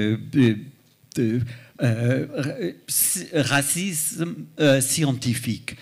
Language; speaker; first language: French; non-native, fluent; English